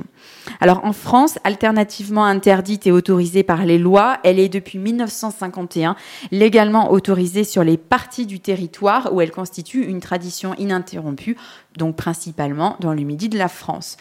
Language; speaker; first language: French; native; French